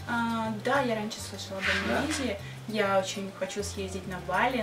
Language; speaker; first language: Russian; native; Russian